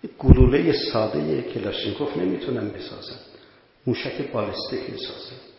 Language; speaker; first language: Persian; non-native, local second language; Azerbaijani